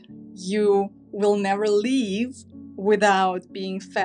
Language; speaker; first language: English; non-native, fluent; Uzbek